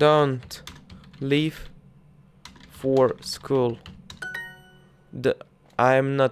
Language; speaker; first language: English; non-native, learner; Russian